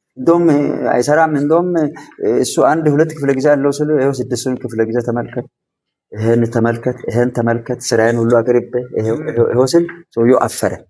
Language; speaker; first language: Amharic; non-native, local second language; Sidamo